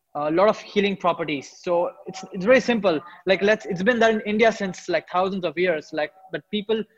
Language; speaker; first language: English; non-native, local second language; Hindi